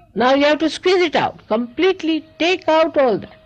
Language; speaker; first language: English; non-native, local second language; Marathi